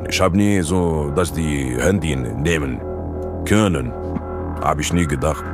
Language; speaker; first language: German; non-native, learner; French